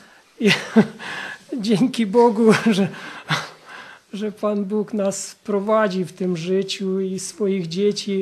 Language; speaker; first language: Polish; non-native, fluent; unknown